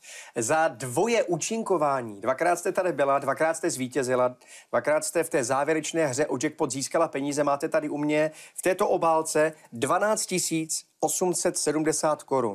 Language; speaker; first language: Czech; native; Czech